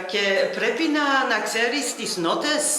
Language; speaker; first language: Greek; non-native, learner; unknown